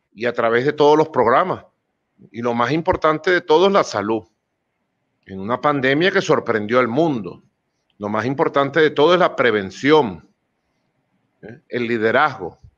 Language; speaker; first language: Spanish; native; Spanish